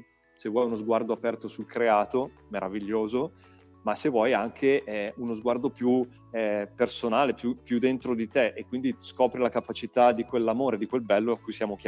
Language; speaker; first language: Italian; native; Italian